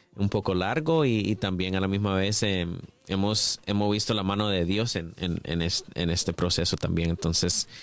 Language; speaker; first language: Spanish; early bilingual, heritage; English